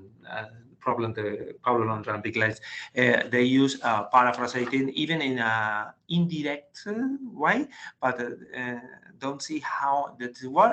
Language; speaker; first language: English; non-native, learner; Spanish